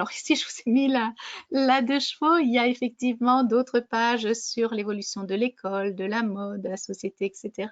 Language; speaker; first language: French; native; French